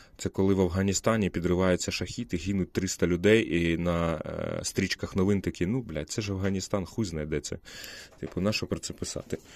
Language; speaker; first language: Ukrainian; non-native, local second language; Russian